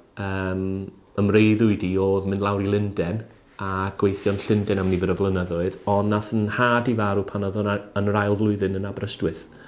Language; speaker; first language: Welsh; native; Welsh